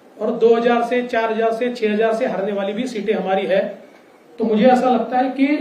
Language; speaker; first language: Hindi; native; Hindi